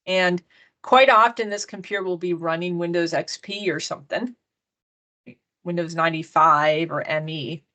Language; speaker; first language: English; native; English